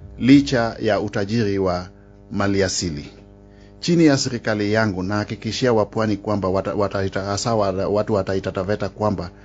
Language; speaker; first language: Swahili; non-native, local second language; Luo (Kenya and Tanzania)